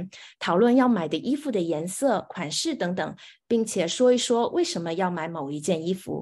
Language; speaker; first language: Chinese; native; Chinese